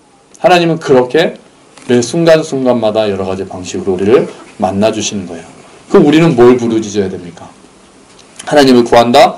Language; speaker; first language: Korean; native; Korean